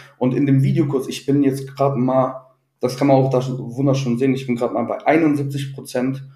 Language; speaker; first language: German; native; German